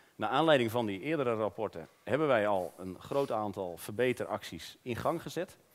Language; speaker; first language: Dutch; native; Dutch